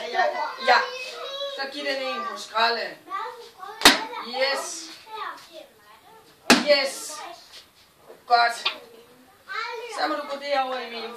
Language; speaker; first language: Danish; native; Danish